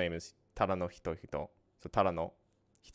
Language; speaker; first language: Japanese; non-native, learner; English